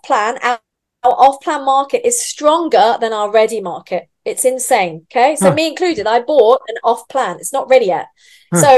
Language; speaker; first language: English; native; English